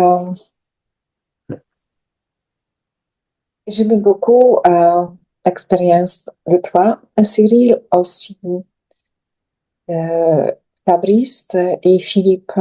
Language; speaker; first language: French; non-native, learner; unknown